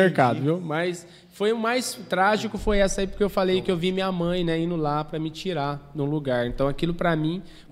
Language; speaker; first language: Portuguese; native; Portuguese